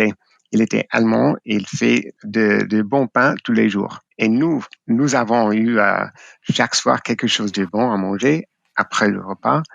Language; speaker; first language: French; non-native, fluent; English